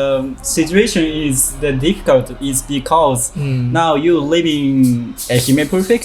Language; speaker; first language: English; non-native, learner; Japanese